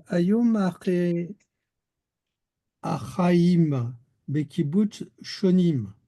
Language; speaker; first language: Hebrew; non-native, learner; French